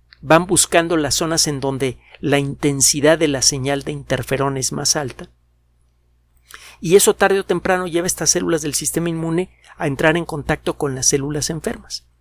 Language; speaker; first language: Spanish; native; Spanish